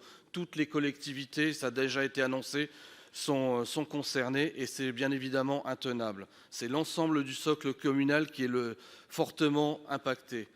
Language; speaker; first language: French; native; French